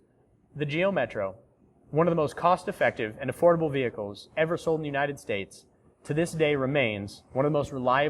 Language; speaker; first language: English; native; English